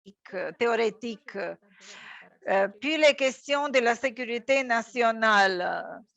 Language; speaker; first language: French; non-native, fluent; Latvian